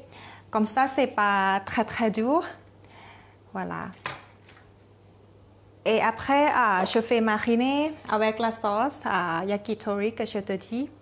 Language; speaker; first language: French; non-native, learner; Thai